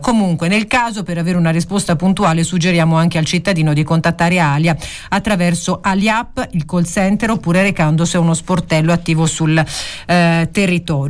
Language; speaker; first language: Italian; native; Italian